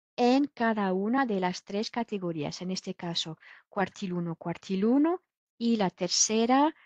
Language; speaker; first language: Spanish; non-native, fluent; French